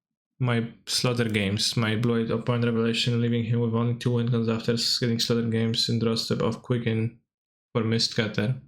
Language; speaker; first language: English; non-native, fluent; Polish